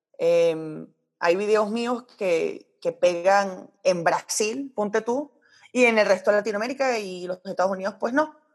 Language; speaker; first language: Spanish; early bilingual, heritage; Spanish